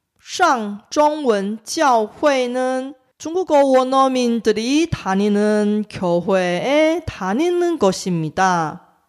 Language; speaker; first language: Korean; non-native, fluent; Chinese